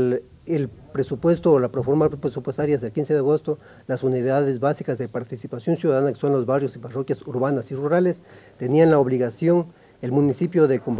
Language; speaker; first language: Spanish; native; Spanish